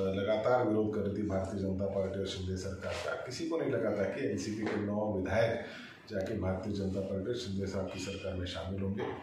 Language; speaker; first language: Hindi; non-native, local second language; Marathi